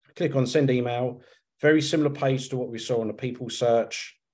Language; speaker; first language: English; native; English